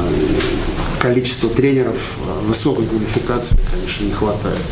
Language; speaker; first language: Russian; native; Russian